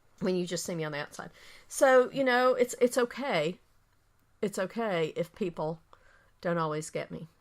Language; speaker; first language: English; native; English